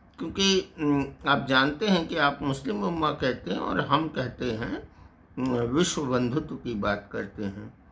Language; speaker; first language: Hindi; native; Hindi